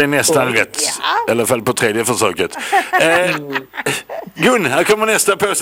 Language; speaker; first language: Swedish; native; Swedish